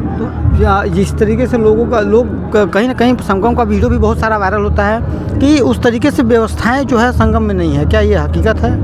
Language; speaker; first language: Hindi; native; Hindi